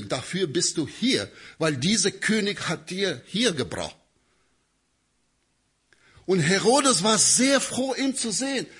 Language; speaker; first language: German; non-native, learner; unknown